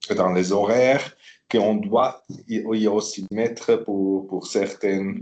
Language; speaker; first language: French; non-native, local second language; German